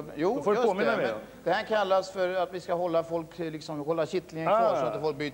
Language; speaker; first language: Swedish; native; Swedish